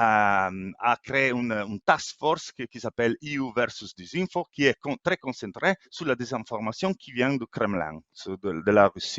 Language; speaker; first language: French; non-native, fluent; Italian